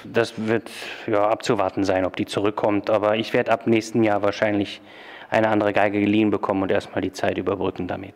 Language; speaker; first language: German; native; German